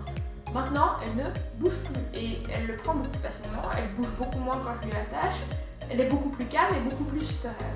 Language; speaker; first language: French; native; French